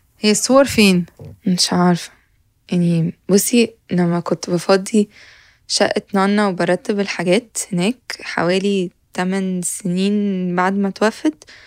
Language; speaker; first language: Arabic; native; Arabic